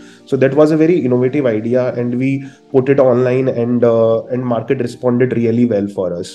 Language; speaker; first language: English; non-native, local second language; Hindi